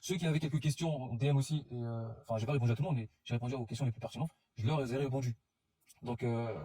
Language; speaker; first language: French; native; French